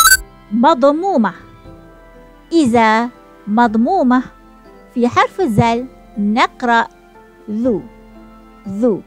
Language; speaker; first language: Arabic; non-native, fluent; Malay